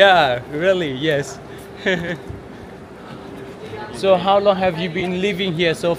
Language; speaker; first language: English; non-native, learner; Thai